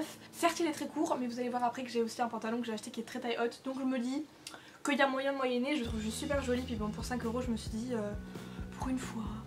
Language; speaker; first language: French; native; French